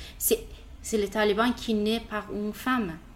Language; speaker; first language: French; non-native, learner; Persian